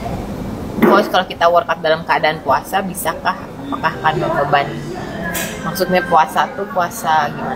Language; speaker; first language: Indonesian; native; Indonesian